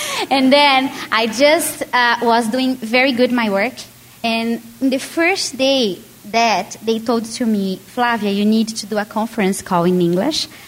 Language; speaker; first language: English; non-native, learner; Portuguese